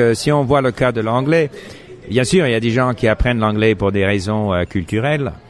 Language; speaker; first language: French; non-native, fluent; English